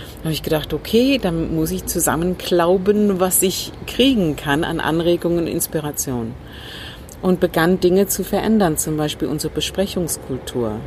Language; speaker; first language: German; non-native, fluent; English